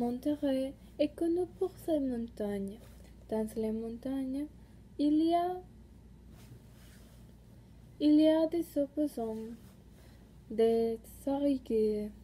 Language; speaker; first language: French; non-native, learner; Spanish